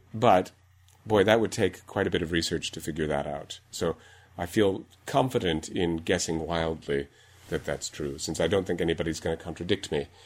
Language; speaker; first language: English; native; English